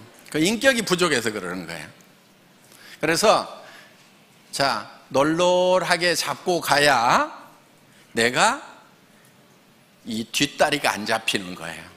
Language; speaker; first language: Korean; native; Korean